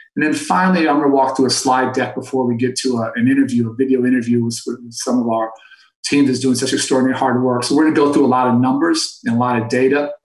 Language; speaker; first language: English; native; English